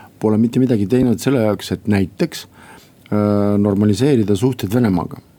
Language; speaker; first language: Estonian; non-native, local second language; Russian